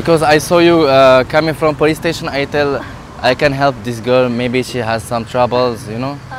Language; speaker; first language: English; non-native, learner; Arabic